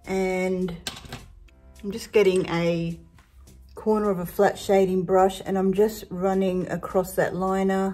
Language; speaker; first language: English; native; English